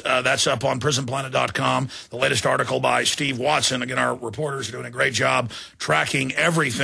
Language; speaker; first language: English; native; English